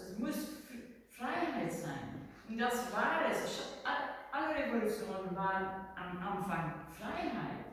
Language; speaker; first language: German; non-native, learner; Dutch